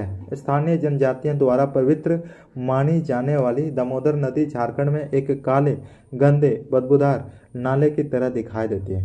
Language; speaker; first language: Hindi; native; Hindi